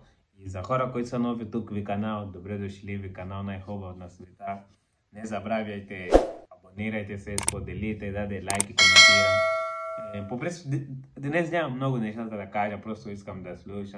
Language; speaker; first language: Bulgarian; non-native, learner; Portuguese